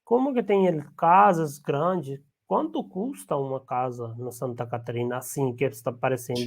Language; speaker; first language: Portuguese; non-native, learner; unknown